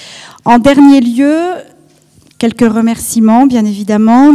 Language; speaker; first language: French; native; French